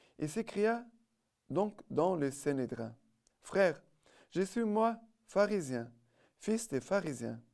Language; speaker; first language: French; non-native, fluent; Portuguese